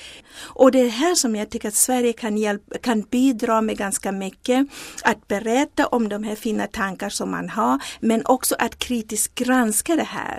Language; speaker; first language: Swedish; non-native, fluent; Zulu